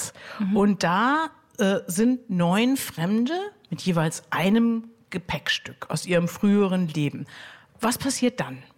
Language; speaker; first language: German; native; German